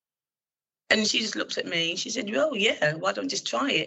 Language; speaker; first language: English; native; English